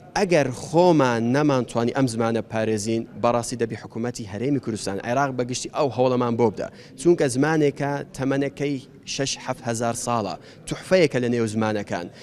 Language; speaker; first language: Central Kurdish; non-native, local second language; Assyrian Neo-Aramaic